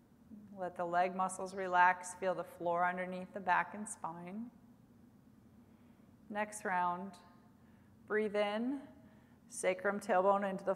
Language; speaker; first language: English; native; English